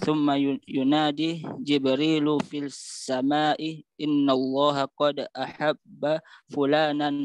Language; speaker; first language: Arabic; non-native, learner; Indonesian